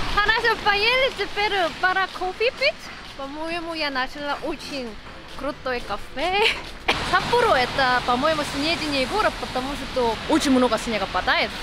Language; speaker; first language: Russian; non-native, fluent; Korean